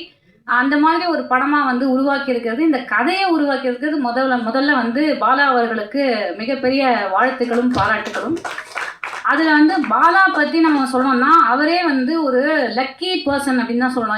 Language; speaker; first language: Tamil; native; Tamil